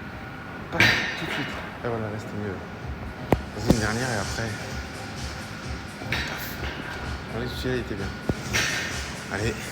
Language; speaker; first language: French; native; French